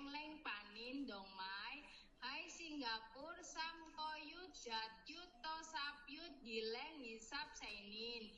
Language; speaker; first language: Cantonese; non-native, learner; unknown